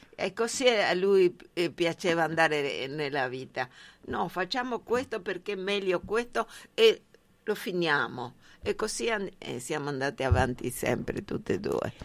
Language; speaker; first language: Italian; non-native, fluent; Spanish